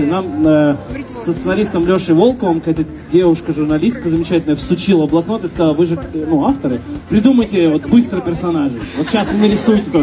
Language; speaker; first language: Russian; native; Russian